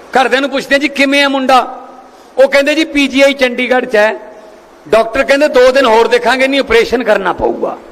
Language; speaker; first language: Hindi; non-native, local second language; Punjabi